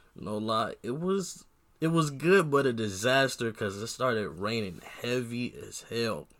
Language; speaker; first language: English; native; English